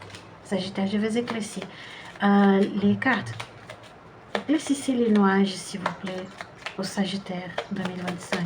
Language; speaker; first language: French; non-native, fluent; Portuguese